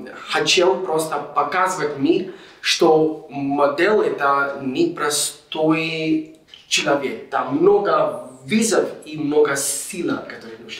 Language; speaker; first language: Russian; non-native, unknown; English